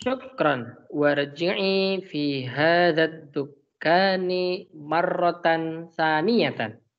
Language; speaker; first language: Arabic; non-native, fluent; Indonesian